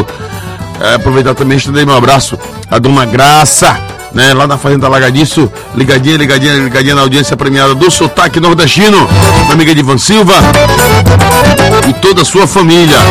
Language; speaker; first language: Portuguese; native; Portuguese